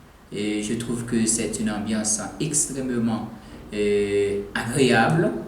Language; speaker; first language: French; non-native, local second language; Haitian Creole